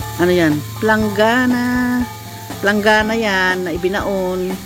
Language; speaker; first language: Filipino; non-native, local second language; Iloko